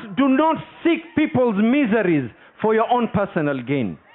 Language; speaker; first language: English; non-native, local second language; Swahili